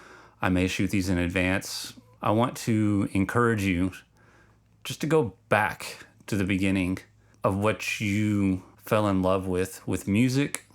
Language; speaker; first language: English; native; English